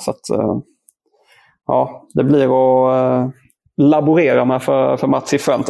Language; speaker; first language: Swedish; native; Swedish